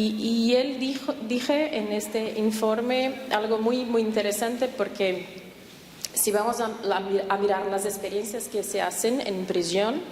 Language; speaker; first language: Spanish; non-native, fluent; Portuguese